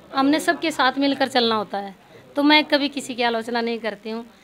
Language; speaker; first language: Hindi; native; Hindi